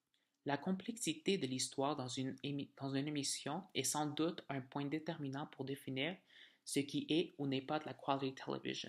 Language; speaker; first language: French; native; French